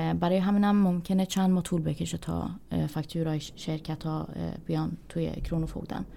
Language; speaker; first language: Persian; early bilingual, other home language; Swedish